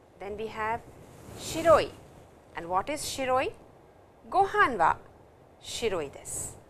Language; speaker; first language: Japanese; non-native, fluent; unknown